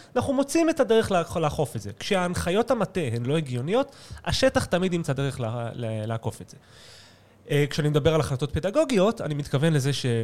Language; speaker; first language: Hebrew; native; Hebrew